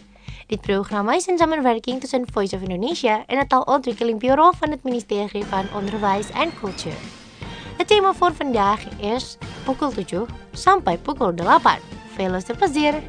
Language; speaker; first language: Dutch; non-native, fluent; Indonesian